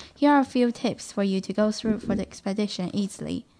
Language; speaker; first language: English; non-native, fluent; Russian